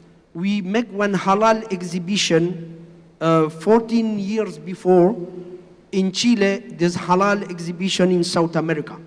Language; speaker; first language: English; non-native, learner; Spanish